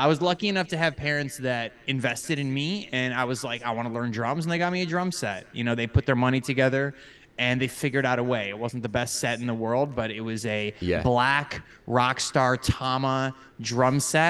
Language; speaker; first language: English; native; English